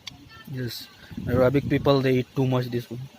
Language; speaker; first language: English; non-native, learner; Urdu